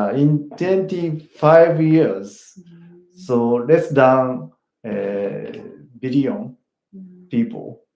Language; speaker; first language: English; non-native, learner; Japanese